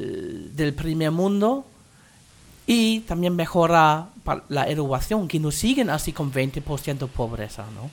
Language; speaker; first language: Spanish; non-native, fluent; German